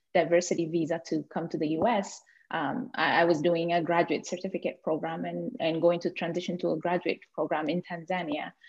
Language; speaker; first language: English; non-native, fluent; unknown